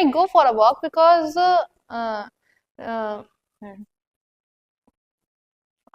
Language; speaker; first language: English; non-native, learner; Hindi